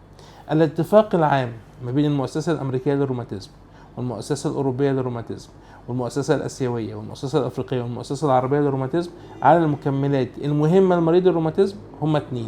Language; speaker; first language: Arabic; native; Arabic